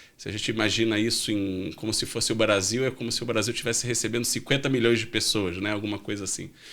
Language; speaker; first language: Portuguese; native; Portuguese